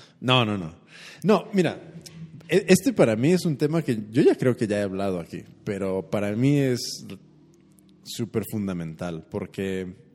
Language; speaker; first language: Spanish; early bilingual, heritage; Spanish